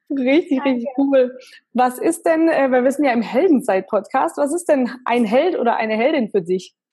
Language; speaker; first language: German; native; German